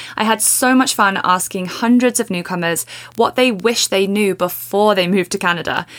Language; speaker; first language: English; native; English